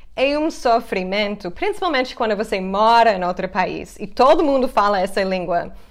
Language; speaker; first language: Portuguese; non-native, fluent; English